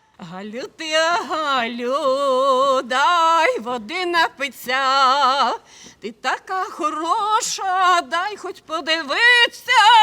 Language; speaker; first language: Ukrainian; native; Ukrainian